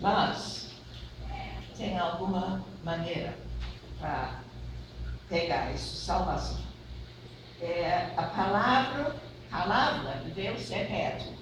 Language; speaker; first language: Portuguese; non-native, fluent; English